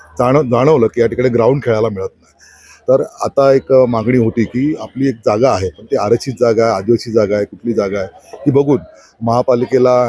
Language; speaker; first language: Marathi; native; Marathi